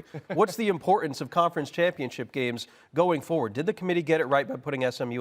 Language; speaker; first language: English; native; English